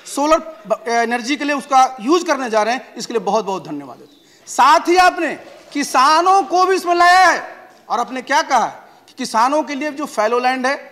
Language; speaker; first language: Hindi; native; Hindi